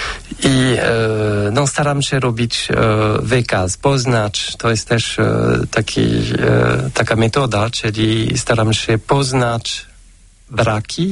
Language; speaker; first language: Polish; non-native, fluent; French